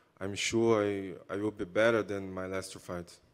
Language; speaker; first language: English; non-native, learner; Portuguese